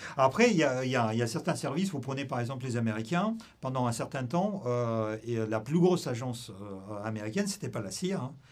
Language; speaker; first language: French; non-native, fluent; Russian